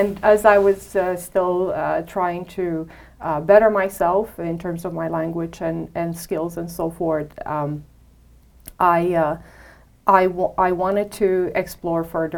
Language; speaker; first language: English; non-native, fluent; Romanian